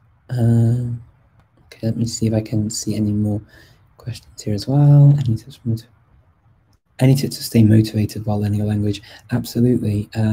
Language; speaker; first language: English; native; English